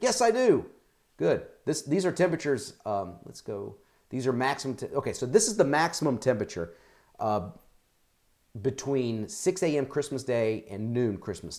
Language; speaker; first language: English; native; English